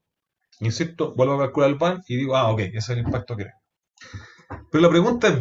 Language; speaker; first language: Spanish; native; Spanish